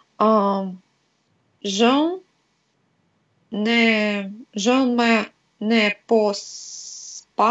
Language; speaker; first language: French; non-native, learner; Russian